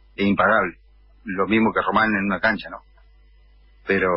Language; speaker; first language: Spanish; native; Spanish